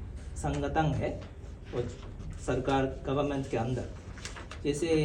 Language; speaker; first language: Hindi; non-native, fluent; Japanese